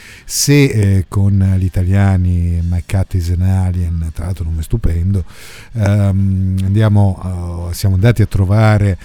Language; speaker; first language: Italian; native; Italian